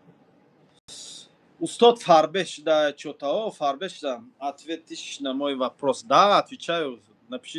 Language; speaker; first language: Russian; non-native, learner; Tajik